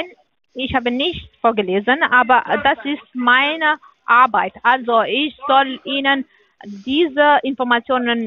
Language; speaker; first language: German; non-native, learner; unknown